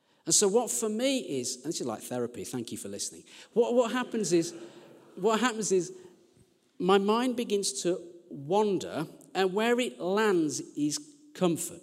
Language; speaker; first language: English; native; English